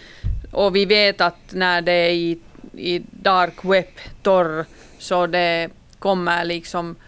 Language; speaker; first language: Swedish; non-native, local second language; Finnish